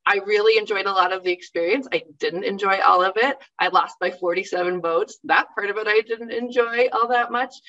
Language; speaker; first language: English; native; English